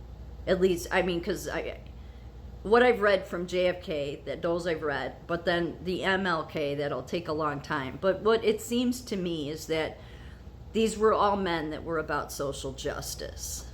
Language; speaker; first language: English; native; English